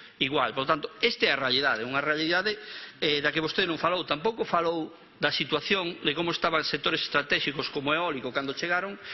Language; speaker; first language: Galician; non-native, local second language; Spanish